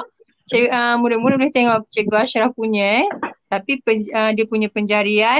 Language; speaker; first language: Malay; native; Malay